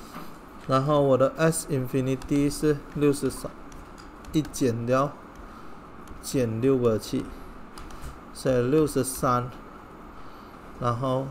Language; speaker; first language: Chinese; non-native, local second language; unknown